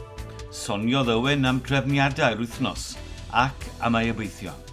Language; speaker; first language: Welsh; native; Welsh